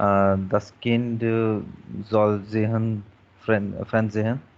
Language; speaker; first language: German; non-native, learner; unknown